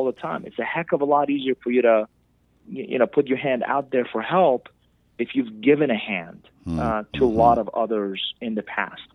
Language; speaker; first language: English; non-native, fluent; Persian